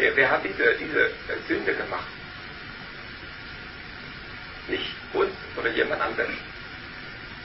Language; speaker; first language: German; non-native, learner; Vietnamese